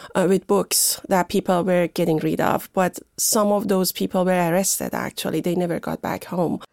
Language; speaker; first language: English; non-native, fluent; Persian